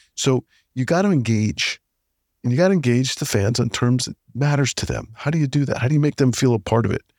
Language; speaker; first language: English; native; English